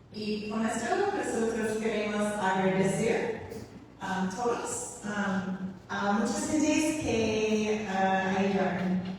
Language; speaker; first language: Spanish; non-native, learner; English